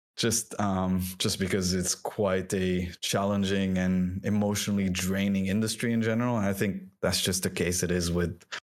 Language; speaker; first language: English; non-native, fluent; French